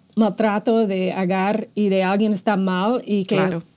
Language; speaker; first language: Spanish; non-native, fluent; English